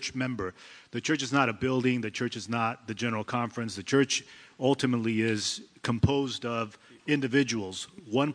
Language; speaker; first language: English; early bilingual, other home language; Spanish